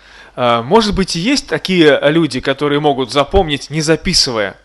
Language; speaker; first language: Russian; native; Russian